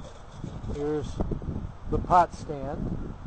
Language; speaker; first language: English; native; English